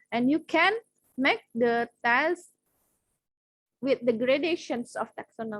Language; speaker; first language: English; non-native, fluent; Indonesian